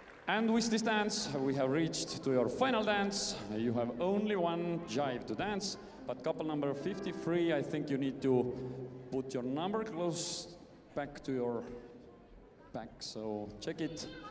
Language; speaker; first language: English; non-native, fluent; Estonian